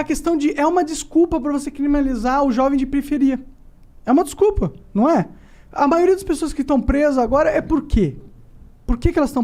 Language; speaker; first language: Portuguese; native; Portuguese